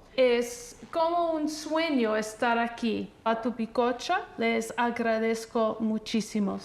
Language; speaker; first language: Spanish; non-native, fluent; English